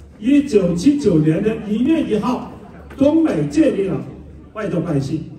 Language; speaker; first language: Chinese; native; Chinese